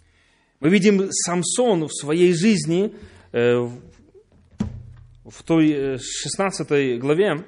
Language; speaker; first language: Polish; non-native, learner; Russian